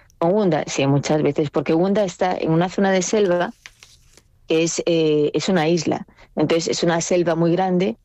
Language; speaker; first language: Spanish; native; Spanish